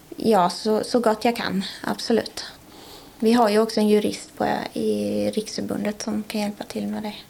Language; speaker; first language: Swedish; native; Swedish